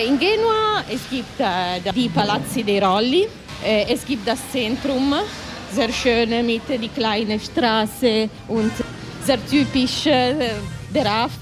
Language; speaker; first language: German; non-native, learner; Italian